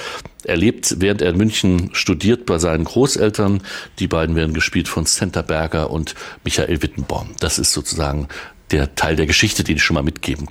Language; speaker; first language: German; native; German